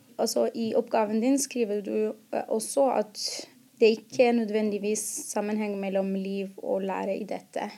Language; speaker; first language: Norwegian; non-native, fluent; Arabic